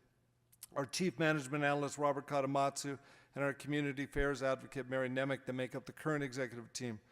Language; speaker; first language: English; native; English